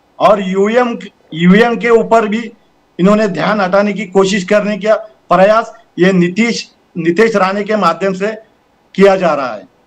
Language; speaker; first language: Hindi; non-native, local second language; Marathi